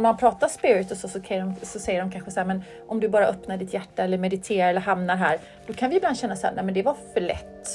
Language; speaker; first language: Swedish; native; Swedish